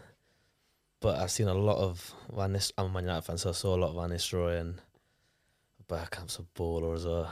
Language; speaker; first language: English; native; English